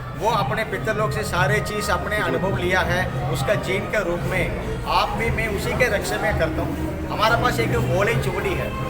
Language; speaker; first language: Hindi; non-native, local second language; Tamil